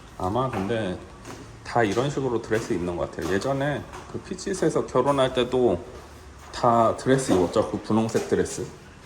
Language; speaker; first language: Korean; native; Korean